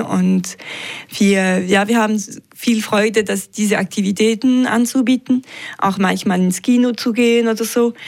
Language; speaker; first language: German; non-native, local second language; French